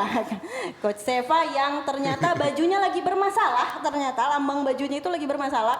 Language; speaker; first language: Indonesian; native; Indonesian